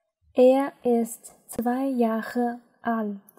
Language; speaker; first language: German; non-native, learner; Chinese